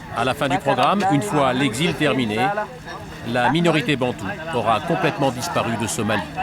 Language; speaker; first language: French; native; French